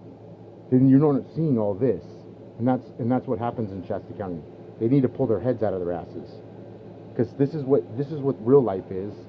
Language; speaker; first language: English; native; English